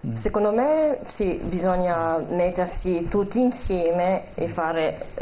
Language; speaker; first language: Italian; non-native, fluent; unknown